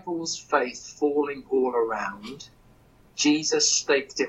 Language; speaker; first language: English; native; English